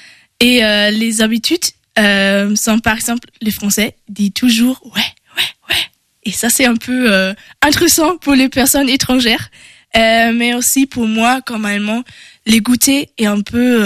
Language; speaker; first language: French; non-native, learner; German